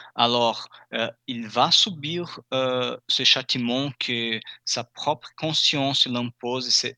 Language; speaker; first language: French; non-native, fluent; Portuguese